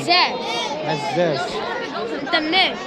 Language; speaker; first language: Arabic; non-native, learner; Bangla